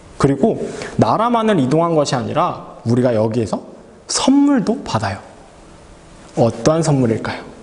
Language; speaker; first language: Korean; native; Korean